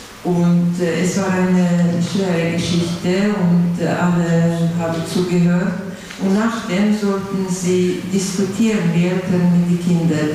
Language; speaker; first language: German; non-native, fluent; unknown